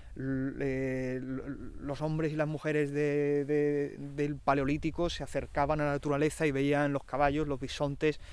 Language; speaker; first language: Spanish; native; Spanish